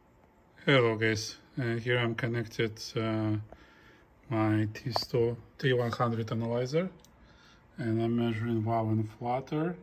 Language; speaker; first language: English; non-native, fluent; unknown